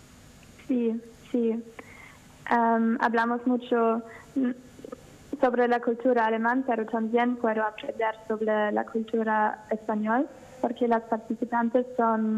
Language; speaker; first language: Spanish; non-native, learner; German